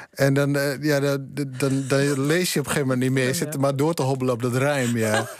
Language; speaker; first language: Dutch; non-native, local second language; Western Frisian